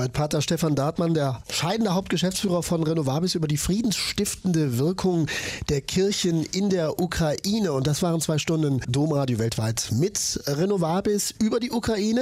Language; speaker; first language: German; native; German